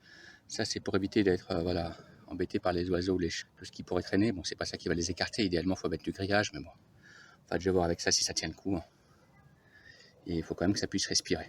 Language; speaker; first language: French; native; French